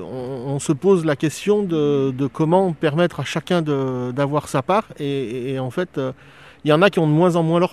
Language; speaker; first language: French; native; French